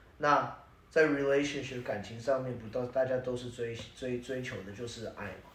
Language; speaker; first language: Chinese; early bilingual, heritage; Chinese